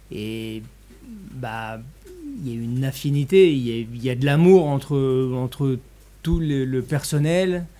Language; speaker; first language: French; native; French